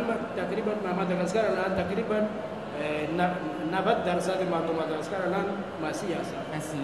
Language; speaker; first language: Persian; non-native, learner; Malagasy